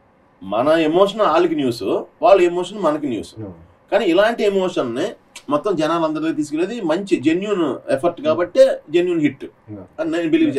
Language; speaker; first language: Telugu; native; Telugu